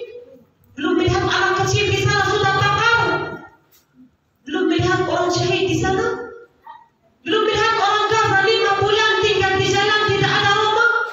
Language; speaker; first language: Indonesian; non-native, learner; Arabic